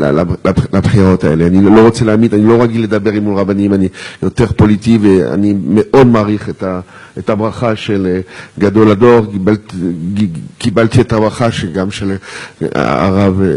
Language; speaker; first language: Hebrew; non-native, fluent; French